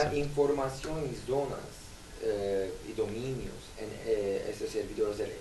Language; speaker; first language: Spanish; non-native, learner; Turkish